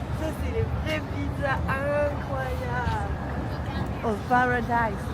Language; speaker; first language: French; native; French